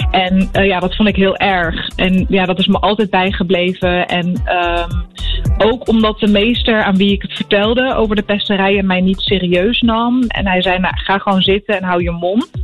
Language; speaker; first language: Dutch; early bilingual, other home language; Arabic